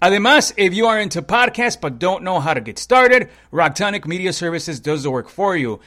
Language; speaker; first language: English; early bilingual, other home language; Spanish